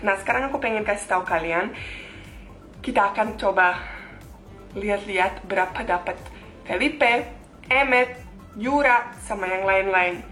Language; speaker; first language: Indonesian; non-native, fluent; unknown